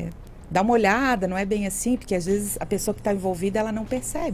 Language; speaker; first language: Portuguese; native; Portuguese